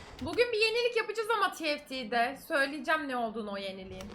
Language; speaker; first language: Turkish; native; Turkish